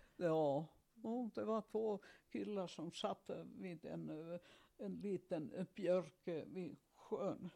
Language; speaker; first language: Swedish; non-native, fluent; Finnish